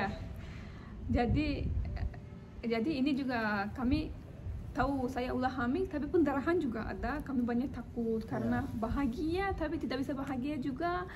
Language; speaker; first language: Indonesian; non-native, learner; Turkish